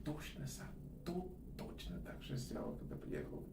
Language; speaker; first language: Russian; non-native, fluent; English